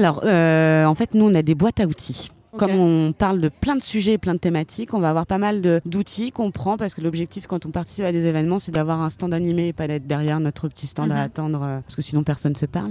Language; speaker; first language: French; native; French